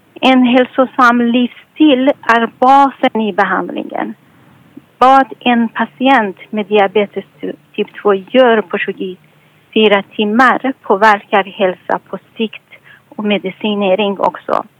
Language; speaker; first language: Swedish; non-native, fluent; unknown